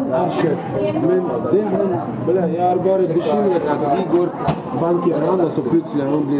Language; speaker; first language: Norwegian; non-native, learner; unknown